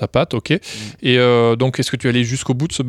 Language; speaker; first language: French; native; French